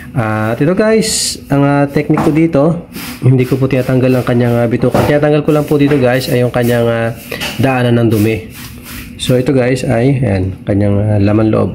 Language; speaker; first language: Filipino; non-native, local second language; Iloko